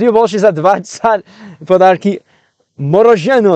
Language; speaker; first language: Russian; non-native, learner; English